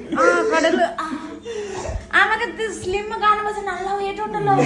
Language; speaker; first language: Malayalam; non-native, learner; Nepali